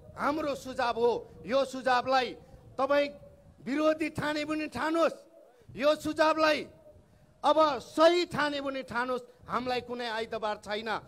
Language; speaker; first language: Nepali; non-native, local second language; Eastern Tamang